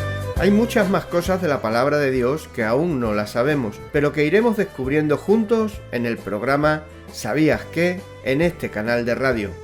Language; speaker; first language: Spanish; native; Spanish